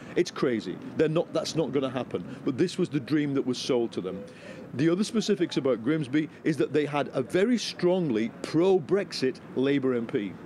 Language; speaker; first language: English; native; English